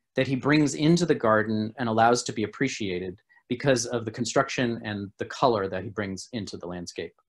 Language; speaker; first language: English; native; English